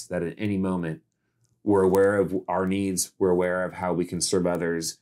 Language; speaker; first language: English; native; English